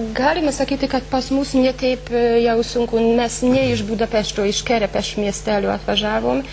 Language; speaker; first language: Lithuanian; non-native, fluent; Hungarian